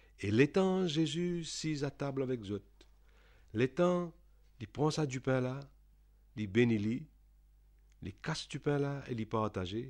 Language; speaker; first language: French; non-native, local second language; Réunion Creole French